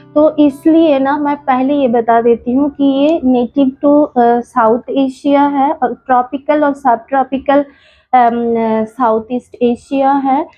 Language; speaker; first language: Hindi; non-native, local second language; Bangla